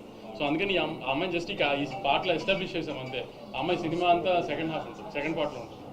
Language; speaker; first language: Telugu; native; Telugu